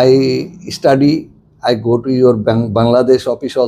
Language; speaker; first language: English; non-native, learner; Bangla